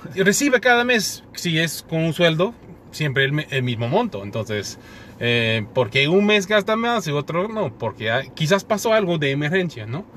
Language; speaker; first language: Spanish; non-native, fluent; English